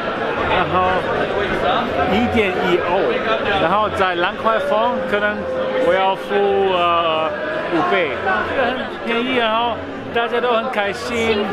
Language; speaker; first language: Chinese; non-native, fluent; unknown